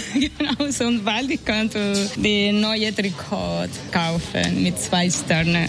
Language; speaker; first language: German; non-native, learner; Spanish